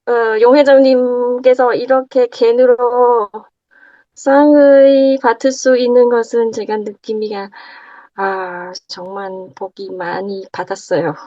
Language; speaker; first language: Korean; non-native, learner; Thai